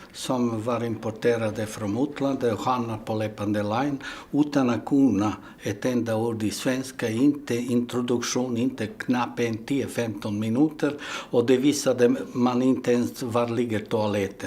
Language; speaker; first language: Swedish; non-native, fluent; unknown